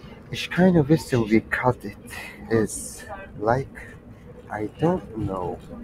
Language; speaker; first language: German; non-native, learner; Turkish